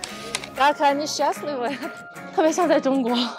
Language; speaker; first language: Russian; non-native, fluent; Chinese